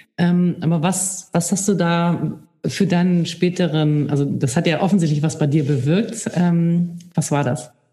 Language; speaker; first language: German; native; German